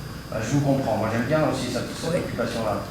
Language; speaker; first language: French; native; French